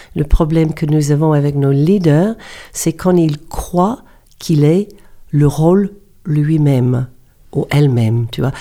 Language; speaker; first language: French; non-native, fluent; English